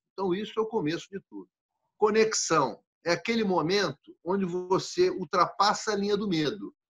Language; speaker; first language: Portuguese; native; Portuguese